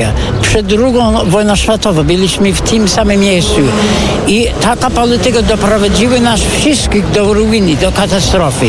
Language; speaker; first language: Polish; non-native, fluent; English